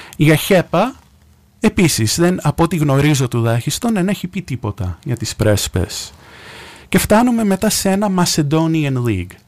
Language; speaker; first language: Greek; early bilingual, heritage; Greek